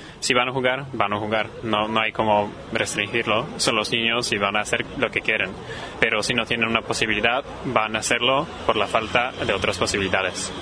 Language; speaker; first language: Spanish; non-native, fluent; Polish